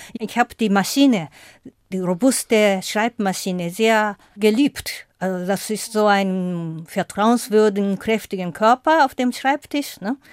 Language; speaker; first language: German; non-native, fluent; Japanese